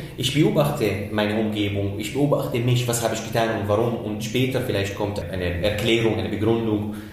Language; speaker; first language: German; non-native, fluent; Arabic